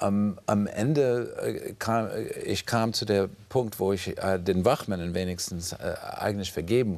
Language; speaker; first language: German; non-native, fluent; English